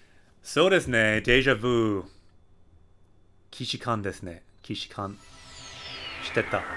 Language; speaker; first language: Japanese; non-native, fluent; English